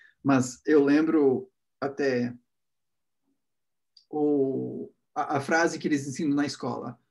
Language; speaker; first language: Portuguese; non-native, fluent; English